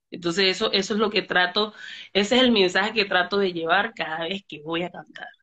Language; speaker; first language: Spanish; native; Spanish